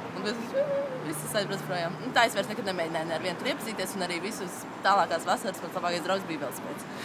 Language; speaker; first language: Latvian; native; Latvian